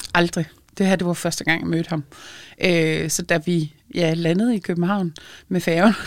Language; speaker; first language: Danish; early bilingual, other home language; Lithuanian